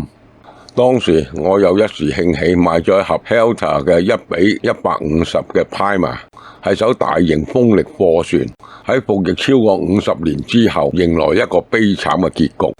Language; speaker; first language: Cantonese; native; Cantonese